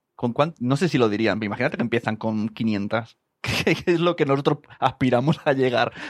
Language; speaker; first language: Spanish; native; Spanish